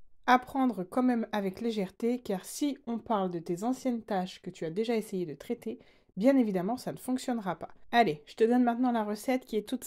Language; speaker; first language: French; native; French